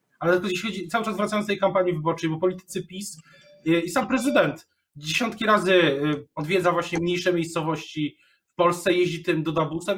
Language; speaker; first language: Polish; native; Polish